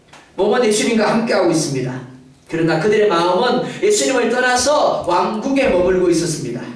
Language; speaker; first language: Korean; native; Korean